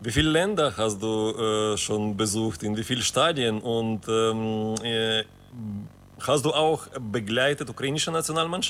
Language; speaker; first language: German; non-native, fluent; Ukrainian